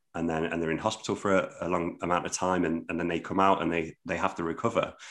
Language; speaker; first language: English; native; English